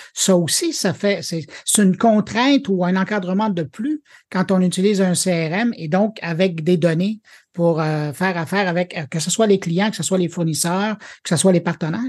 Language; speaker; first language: French; native; French